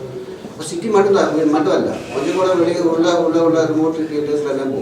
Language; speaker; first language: Tamil; non-native, learner; Malayalam